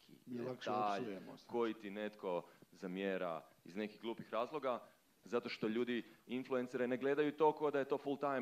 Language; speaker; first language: Croatian; native; Croatian